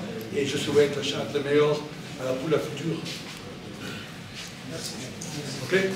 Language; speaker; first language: French; non-native, learner; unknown